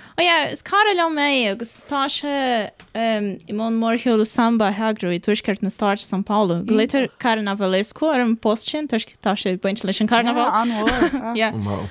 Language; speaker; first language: Irish; non-native, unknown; Portuguese